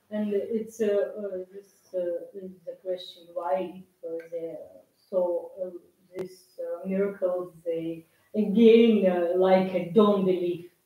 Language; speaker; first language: English; non-native, learner; Russian